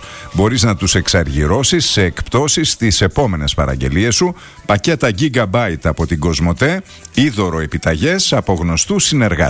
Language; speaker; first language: Greek; native; Greek